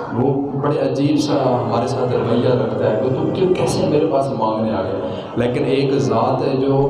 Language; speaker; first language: Urdu; non-native, local second language; Punjabi